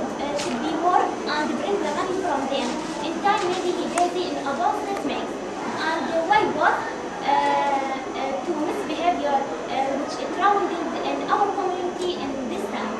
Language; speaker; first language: English; non-native, learner; Arabic